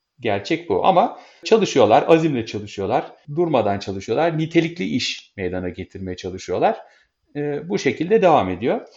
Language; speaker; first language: Turkish; native; Turkish